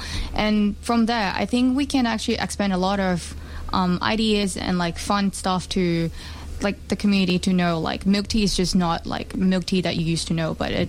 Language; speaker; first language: English; non-native, local second language; Chinese